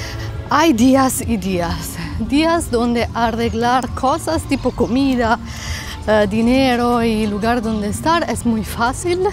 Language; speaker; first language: Spanish; non-native, fluent; German